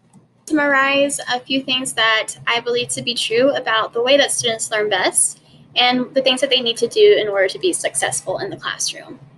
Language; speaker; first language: English; native; English